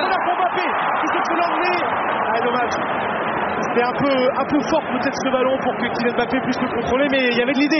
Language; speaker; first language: French; native; French